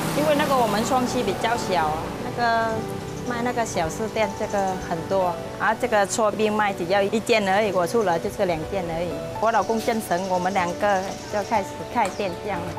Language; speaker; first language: Chinese; non-native, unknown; Vietnamese